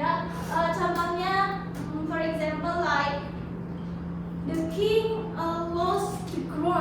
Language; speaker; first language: English; non-native, learner; Indonesian